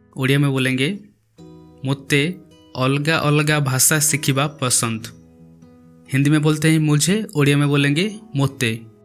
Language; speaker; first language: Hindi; non-native, local second language; Odia